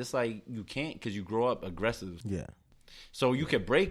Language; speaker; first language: English; native; English